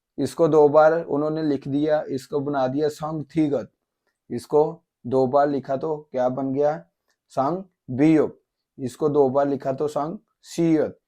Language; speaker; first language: Urdu; non-native, local second language; Punjabi